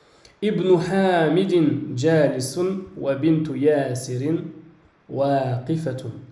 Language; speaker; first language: Arabic; non-native, fluent; French